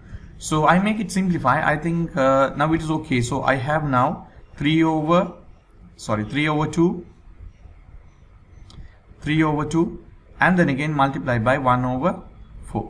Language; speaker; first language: English; non-native, local second language; Sinhala